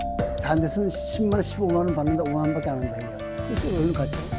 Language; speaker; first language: Korean; native; Korean